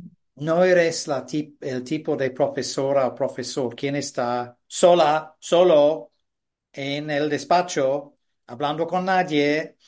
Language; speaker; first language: Spanish; non-native, fluent; English